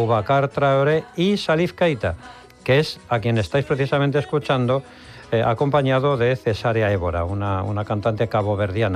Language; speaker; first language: Spanish; native; Spanish